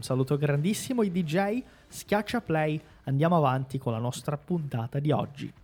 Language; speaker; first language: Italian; non-native, fluent; Portuguese